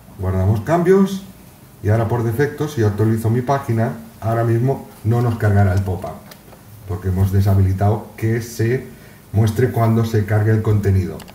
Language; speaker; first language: Spanish; native; Spanish